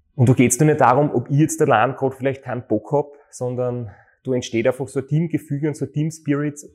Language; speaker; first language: German; native; German